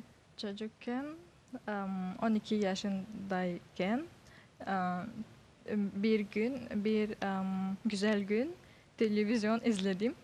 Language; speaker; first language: Turkish; non-native, learner; Yakut